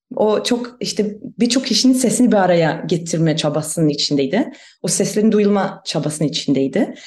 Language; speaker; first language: Turkish; non-native, fluent; German